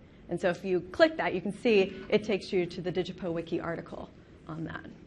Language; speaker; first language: English; native; English